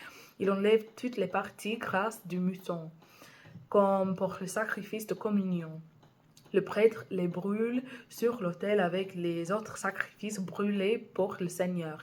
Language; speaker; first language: French; non-native, fluent; English